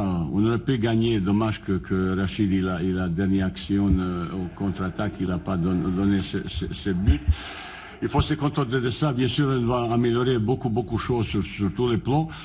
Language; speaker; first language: French; non-native, learner; Bosnian